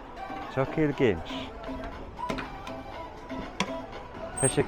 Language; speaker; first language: Turkish; non-native, learner; English